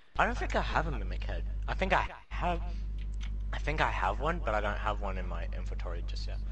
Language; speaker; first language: English; native; English